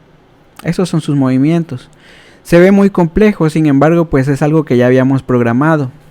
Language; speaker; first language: Spanish; native; Spanish